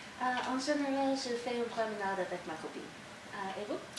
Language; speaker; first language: French; non-native, learner; English